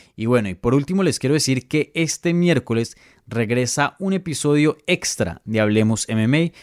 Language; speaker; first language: Spanish; native; Spanish